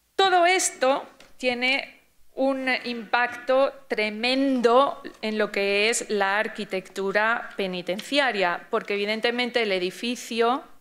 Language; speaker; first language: Spanish; native; Spanish